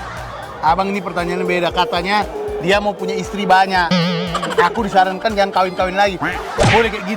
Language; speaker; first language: Indonesian; native; Indonesian